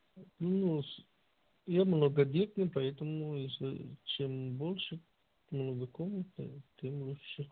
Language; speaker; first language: Russian; non-native, learner; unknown